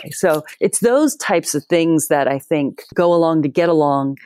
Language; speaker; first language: English; native; English